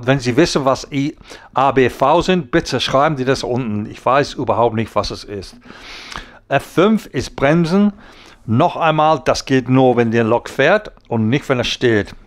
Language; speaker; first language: German; non-native, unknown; English